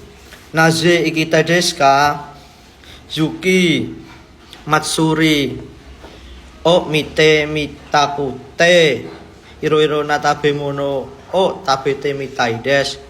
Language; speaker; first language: Japanese; non-native, learner; Indonesian